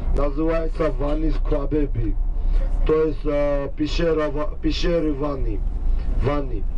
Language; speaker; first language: Russian; non-native, local second language; Georgian